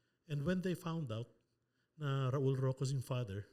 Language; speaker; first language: English; non-native, local second language; Filipino